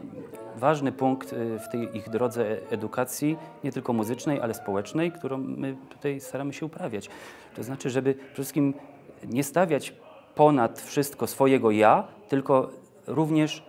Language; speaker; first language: Polish; native; Polish